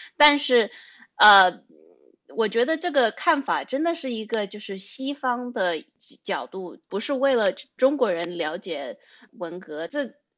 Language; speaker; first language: Chinese; early bilingual, heritage; Chinese